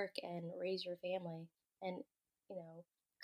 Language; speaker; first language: English; native; English